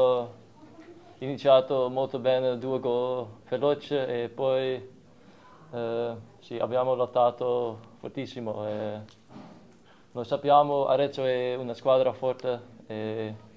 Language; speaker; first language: Italian; non-native, learner; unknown